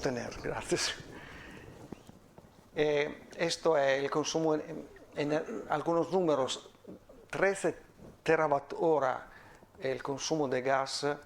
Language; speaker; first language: Spanish; non-native, fluent; Italian